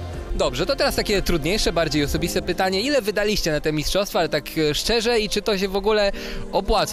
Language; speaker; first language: Polish; native; Polish